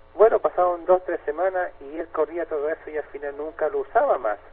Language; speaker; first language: Spanish; native; Spanish